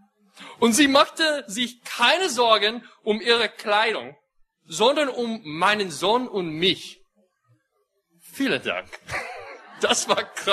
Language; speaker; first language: German; non-native, fluent; English